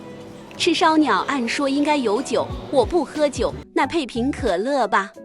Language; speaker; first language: Chinese; native; Chinese